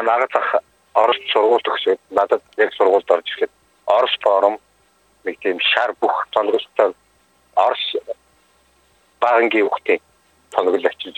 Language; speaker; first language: Mongolian; native; Mongolian